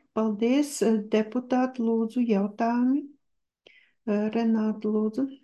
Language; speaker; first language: Latvian; non-native, local second language; Russian